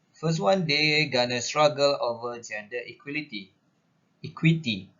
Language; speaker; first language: English; non-native, local second language; Malay